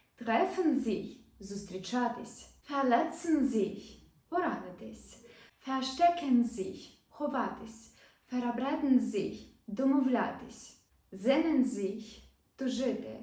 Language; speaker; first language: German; non-native, fluent; Ukrainian